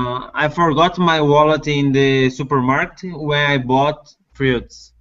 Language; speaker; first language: English; non-native, learner; Portuguese